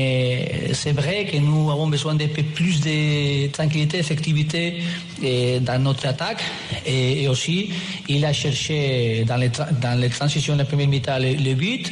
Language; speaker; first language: French; non-native, learner; Spanish